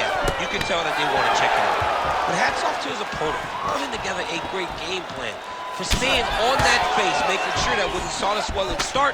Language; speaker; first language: English; native; English